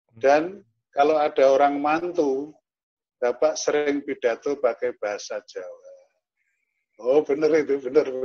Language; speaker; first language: Indonesian; non-native, local second language; Javanese